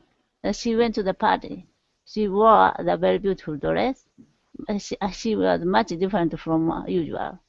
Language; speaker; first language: English; non-native, learner; Japanese